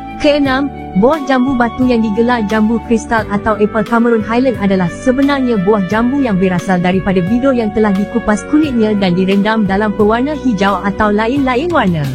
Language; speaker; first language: Malay; native; Malay